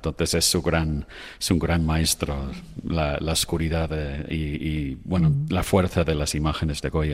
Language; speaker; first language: Spanish; non-native, fluent; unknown